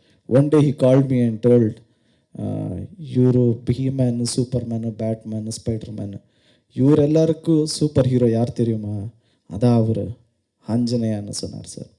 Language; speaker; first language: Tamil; non-native, learner; Kannada